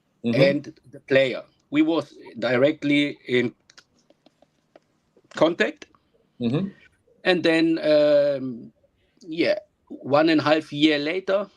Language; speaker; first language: English; non-native, learner; German